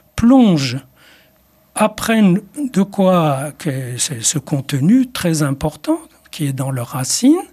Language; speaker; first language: French; non-native, local second language; Arabic